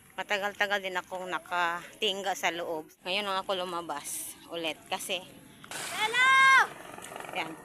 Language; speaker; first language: Filipino; non-native, local second language; Cebuano